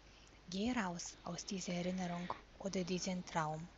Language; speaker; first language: German; non-native, fluent; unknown